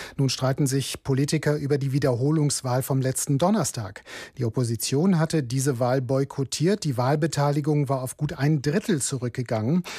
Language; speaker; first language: German; native; German